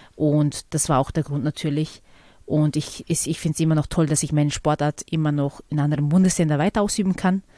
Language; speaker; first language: German; early bilingual, other home language; Turkish